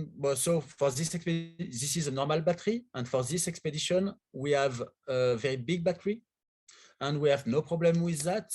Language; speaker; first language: English; non-native, learner; French